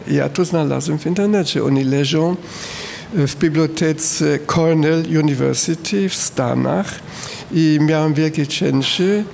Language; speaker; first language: Polish; non-native, fluent; German